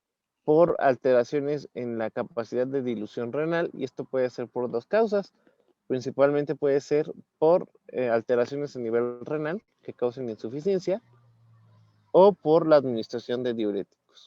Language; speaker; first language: Spanish; native; Spanish